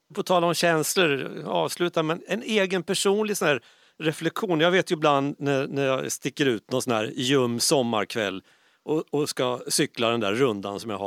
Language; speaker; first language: Swedish; native; Swedish